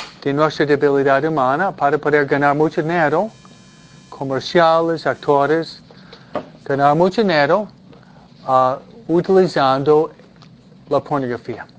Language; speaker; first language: Spanish; non-native, fluent; English